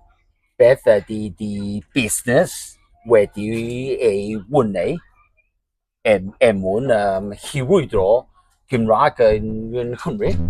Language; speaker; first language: Welsh; non-native, learner; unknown